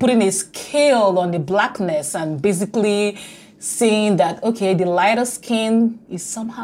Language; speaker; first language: English; non-native, local second language; Igbo